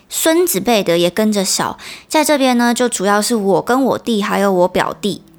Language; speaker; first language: Chinese; native; Chinese